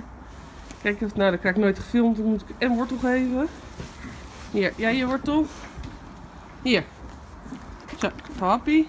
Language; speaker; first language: Dutch; native; Dutch